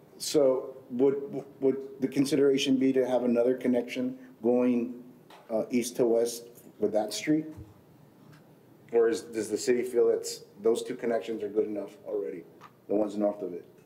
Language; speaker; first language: English; early bilingual, other home language; Spanish